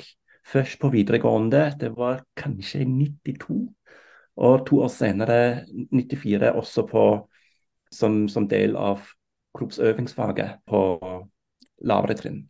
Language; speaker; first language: Norwegian; non-native, fluent; German